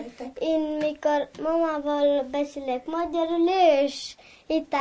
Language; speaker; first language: Hungarian; early bilingual, heritage; Hungarian